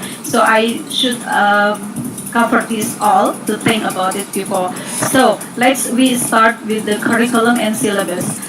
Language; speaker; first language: English; non-native, learner; Indonesian